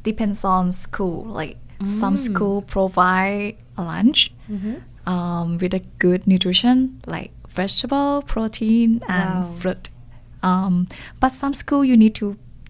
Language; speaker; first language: English; non-native, learner; Thai